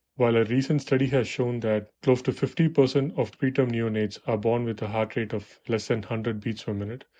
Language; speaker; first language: English; non-native, local second language; Tamil